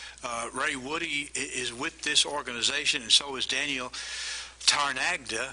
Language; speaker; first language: English; non-native, fluent; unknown